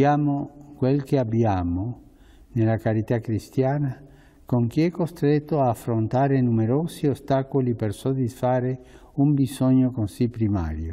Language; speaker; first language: Italian; non-native, fluent; Spanish